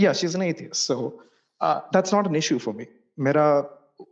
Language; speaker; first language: Hindi; non-native, local second language; Malayalam